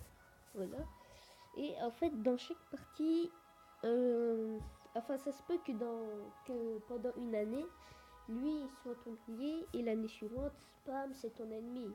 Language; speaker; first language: French; native; French